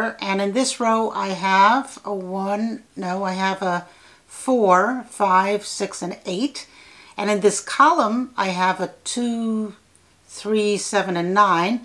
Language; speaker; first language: English; native; English